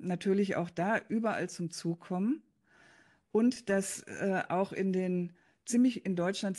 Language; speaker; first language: German; native; German